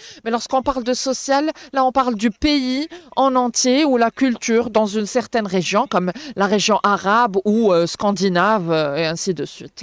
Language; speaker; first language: French; non-native, local second language; Arabic